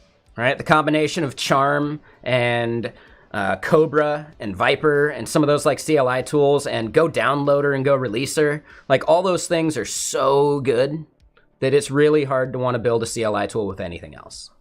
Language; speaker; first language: English; native; English